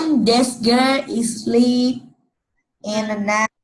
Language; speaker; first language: English; non-native, learner; Vietnamese